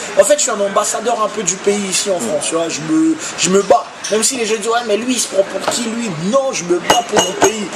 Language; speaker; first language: French; early bilingual, other home language; Lingala